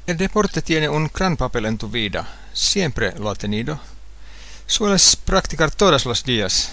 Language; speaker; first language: Spanish; non-native, fluent; Finnish